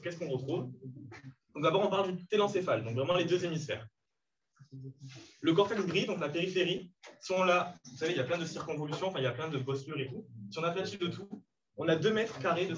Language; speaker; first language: French; native; French